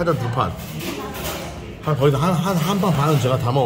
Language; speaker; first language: Korean; native; Korean